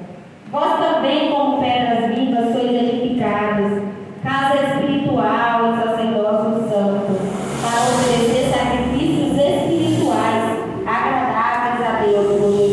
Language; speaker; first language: Portuguese; native; Portuguese